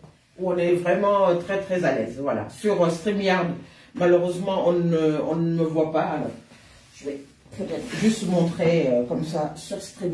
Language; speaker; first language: French; native; French